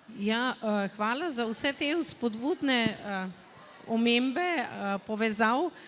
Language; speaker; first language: Slovenian; native; Slovenian